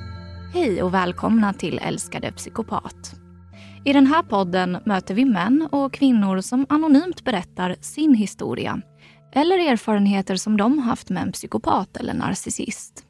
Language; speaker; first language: Swedish; native; Swedish